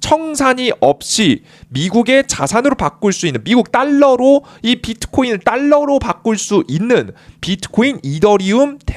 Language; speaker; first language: Korean; native; Korean